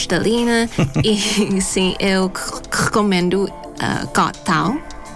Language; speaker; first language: Portuguese; non-native, fluent; Thai